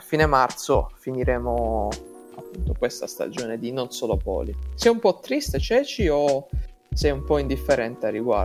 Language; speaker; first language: Italian; native; Italian